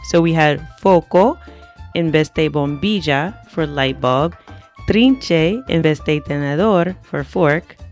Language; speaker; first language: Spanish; non-native, fluent; English